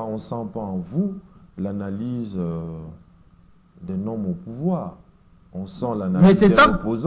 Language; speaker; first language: French; non-native, local second language; Lingala